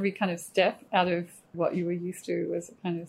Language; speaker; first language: English; native; English